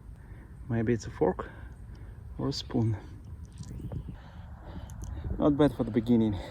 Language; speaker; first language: English; non-native, learner; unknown